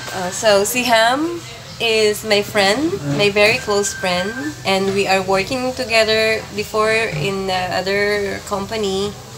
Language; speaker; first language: English; non-native, local second language; Filipino